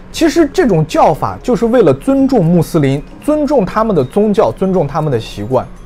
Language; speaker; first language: Chinese; native; Chinese